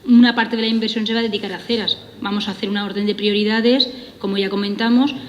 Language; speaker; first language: Spanish; non-native, local second language; Catalan